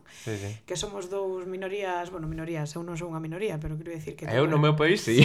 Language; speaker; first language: Galician; non-native, local second language; Spanish